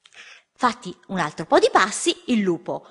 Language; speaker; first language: Italian; native; Italian